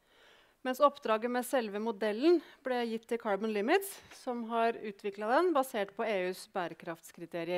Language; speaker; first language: Norwegian; native; Norwegian